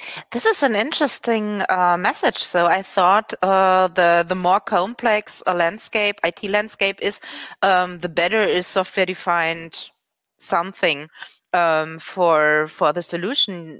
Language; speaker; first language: English; non-native, fluent; German